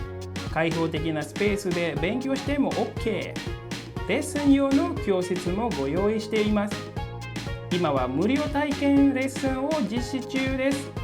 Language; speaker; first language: Japanese; non-native, fluent; Indonesian